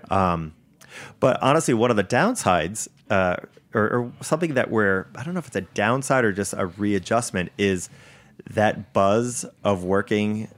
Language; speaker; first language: English; native; English